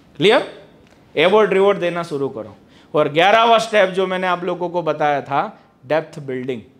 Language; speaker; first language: Hindi; non-native, local second language; Gujarati